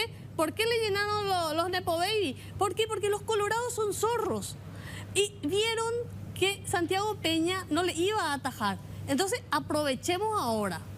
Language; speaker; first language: Spanish; native; Spanish